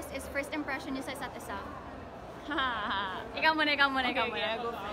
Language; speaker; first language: Filipino; early bilingual, heritage; English